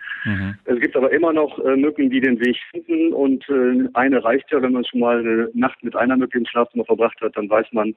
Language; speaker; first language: German; native; German